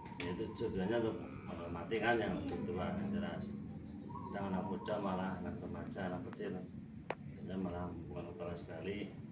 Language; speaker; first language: Indonesian; non-native, local second language; Javanese